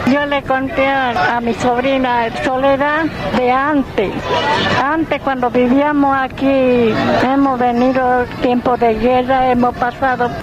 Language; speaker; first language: Spanish; non-native, local second language; Guarani